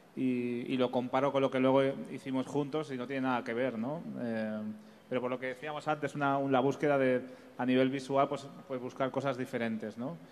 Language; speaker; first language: Spanish; native; Spanish